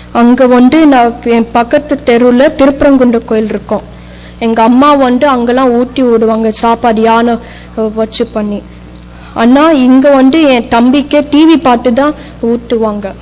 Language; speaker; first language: Tamil; early bilingual, heritage; Tamil